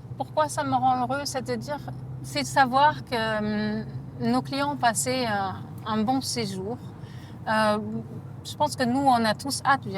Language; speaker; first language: French; non-native, fluent; German